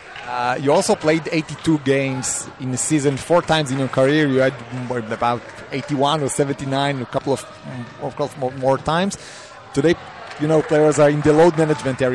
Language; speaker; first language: English; non-native, fluent; Hebrew